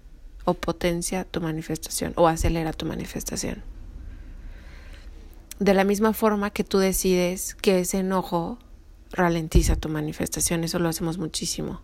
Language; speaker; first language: Spanish; native; Spanish